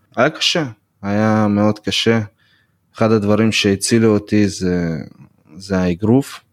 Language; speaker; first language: Hebrew; early bilingual, other home language; Russian